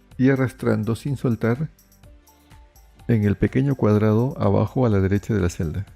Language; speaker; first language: Spanish; native; Spanish